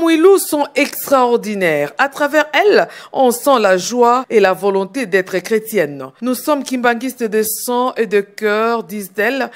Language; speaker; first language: French; non-native, local second language; Lingala